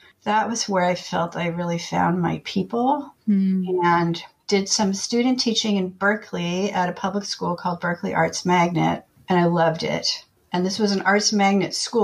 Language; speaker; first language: English; native; English